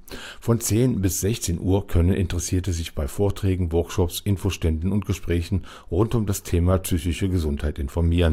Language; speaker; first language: German; native; German